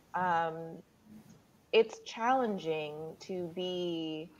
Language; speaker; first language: English; native; English